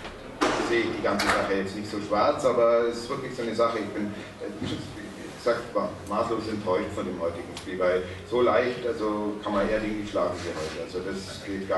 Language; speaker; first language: German; native; German